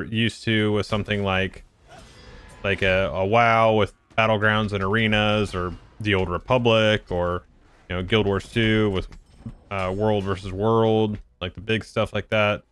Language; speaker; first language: English; native; English